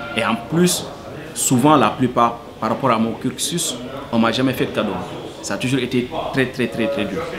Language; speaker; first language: French; non-native, local second language; Wolof